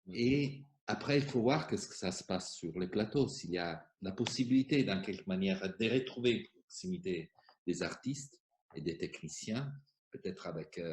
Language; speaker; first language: French; non-native, fluent; Italian